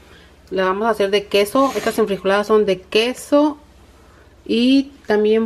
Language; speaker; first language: Spanish; native; Spanish